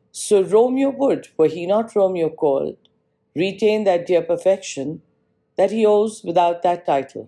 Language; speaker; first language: English; non-native, local second language; Marathi